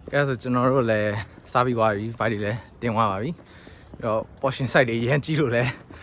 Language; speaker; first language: Burmese; native; Burmese